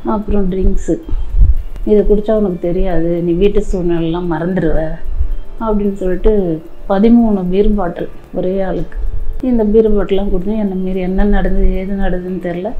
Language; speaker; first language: Tamil; native; Tamil